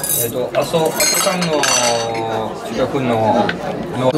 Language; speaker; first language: Japanese; non-native, learner; French